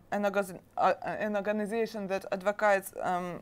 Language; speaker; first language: English; non-native, learner; Russian